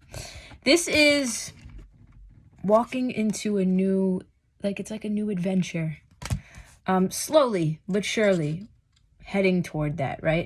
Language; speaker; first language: English; native; English